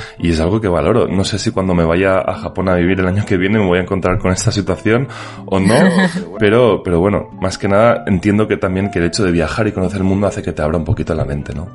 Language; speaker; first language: Spanish; native; Spanish